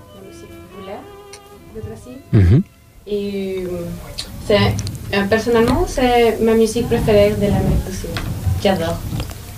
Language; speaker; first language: French; non-native, learner; Portuguese